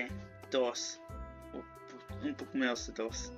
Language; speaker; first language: Spanish; non-native, learner; English